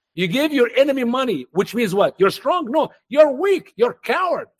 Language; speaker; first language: English; non-native, fluent; Arabic